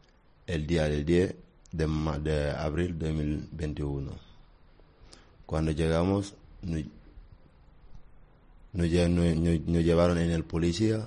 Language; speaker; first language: Spanish; non-native, learner; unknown